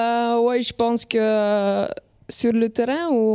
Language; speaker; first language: French; non-native, local second language; Dutch